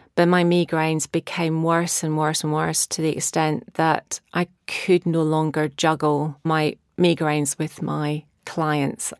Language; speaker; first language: English; native; English